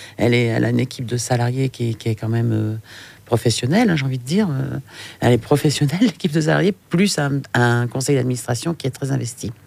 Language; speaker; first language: French; native; French